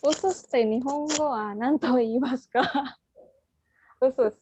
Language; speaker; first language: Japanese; non-native, fluent; Indonesian